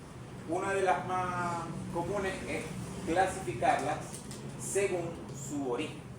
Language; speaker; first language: Spanish; native; Spanish